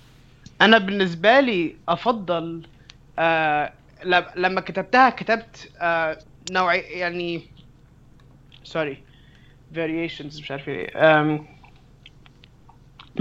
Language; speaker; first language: Arabic; native; Arabic